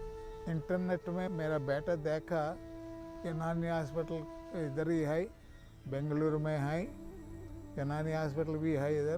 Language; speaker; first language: Hindi; non-native, local second language; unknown